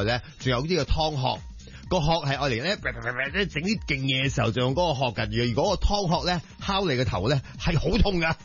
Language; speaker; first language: Cantonese; native; Cantonese